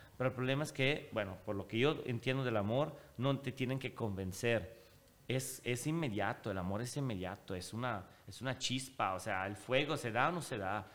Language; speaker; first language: Spanish; non-native, fluent; Italian